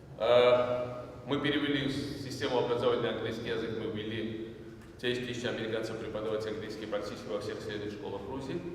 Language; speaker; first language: Russian; non-native, local second language; Georgian